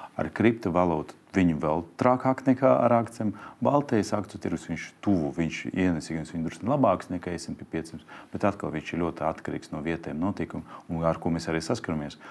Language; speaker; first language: Latvian; non-native, local second language; Russian